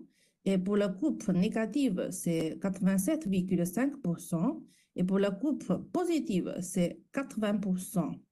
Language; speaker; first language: French; non-native, fluent; Chinese